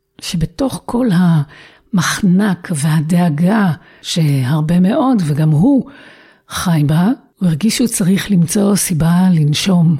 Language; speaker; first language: Hebrew; native; Hebrew